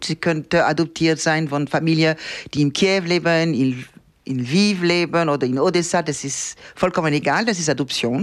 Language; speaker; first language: German; non-native, fluent; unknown